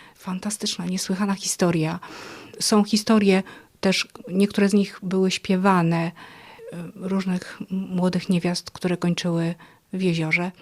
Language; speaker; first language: Polish; native; Polish